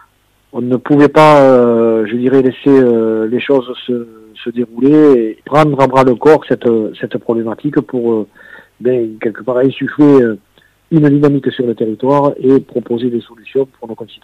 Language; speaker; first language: French; native; French